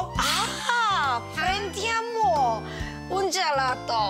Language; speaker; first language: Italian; non-native, learner; Korean